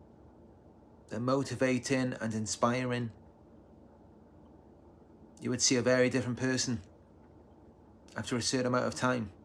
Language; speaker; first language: English; native; English